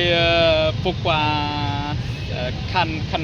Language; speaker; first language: French; non-native, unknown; Vietnamese